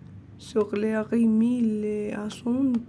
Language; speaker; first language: French; non-native, learner; Spanish